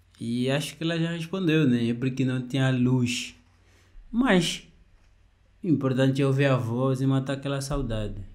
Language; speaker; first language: Portuguese; native; Portuguese